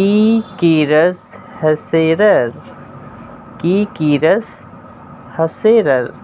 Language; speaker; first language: Spanish; non-native, learner; Hindi